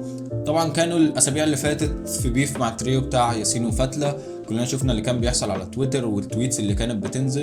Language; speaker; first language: Arabic; native; Arabic